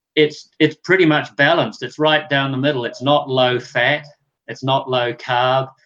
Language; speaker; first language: English; native; English